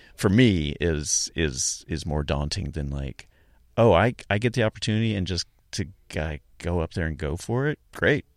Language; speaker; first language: English; native; English